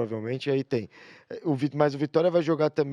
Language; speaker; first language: Portuguese; native; Portuguese